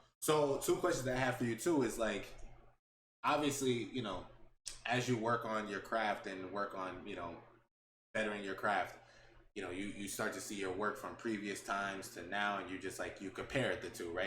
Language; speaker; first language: English; native; English